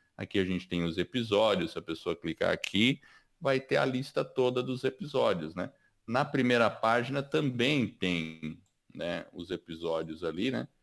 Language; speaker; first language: Portuguese; early bilingual, other home language; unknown